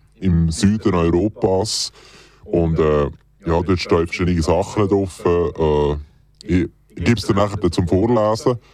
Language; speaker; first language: German; native; German